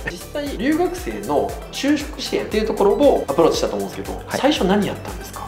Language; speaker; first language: Japanese; native; Japanese